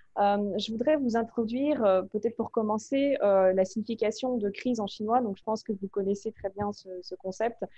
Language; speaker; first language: French; native; French